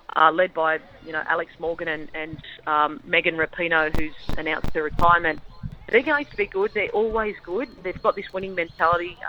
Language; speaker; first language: English; native; English